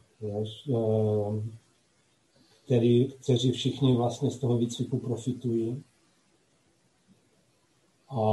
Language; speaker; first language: Czech; non-native, local second language; Slovak